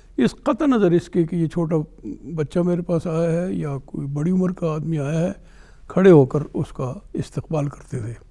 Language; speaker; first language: Urdu; non-native, local second language; Pashto